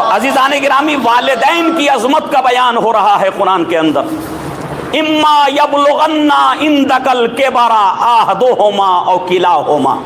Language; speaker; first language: Urdu; native; Urdu